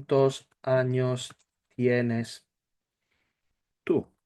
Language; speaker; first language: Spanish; non-native, learner; English